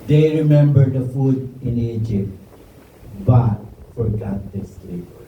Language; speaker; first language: English; non-native, local second language; Filipino